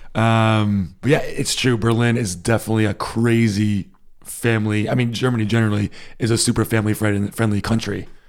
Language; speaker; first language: English; native; English